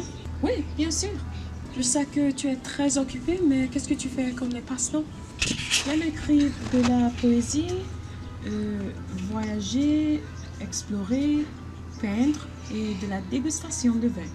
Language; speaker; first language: French; non-native, learner; English